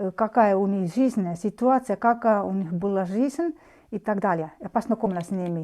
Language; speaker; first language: Russian; non-native, fluent; Finnish